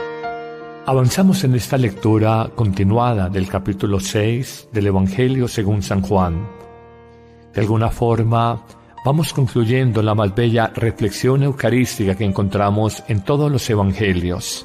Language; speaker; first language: Spanish; native; Spanish